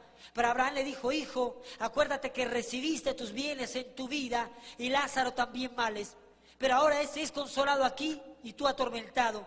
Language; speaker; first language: Spanish; native; Spanish